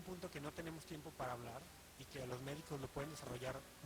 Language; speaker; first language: Spanish; native; Spanish